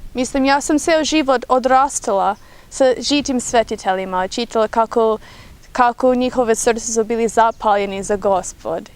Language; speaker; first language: Bosnian; non-native, fluent; English